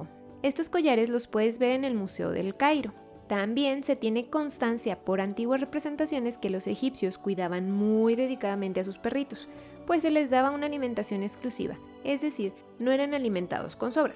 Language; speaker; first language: Spanish; native; Spanish